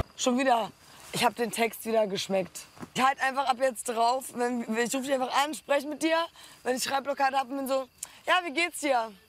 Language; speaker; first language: German; early bilingual, other home language; Polish